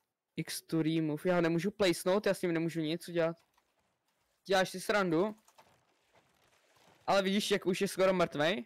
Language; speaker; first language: Czech; native; Czech